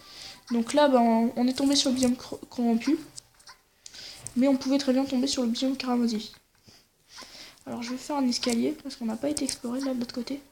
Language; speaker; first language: French; native; French